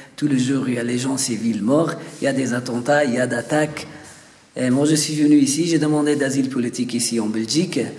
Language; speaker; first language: French; non-native, learner; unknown